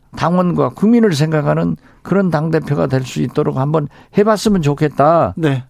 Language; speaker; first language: Korean; native; Korean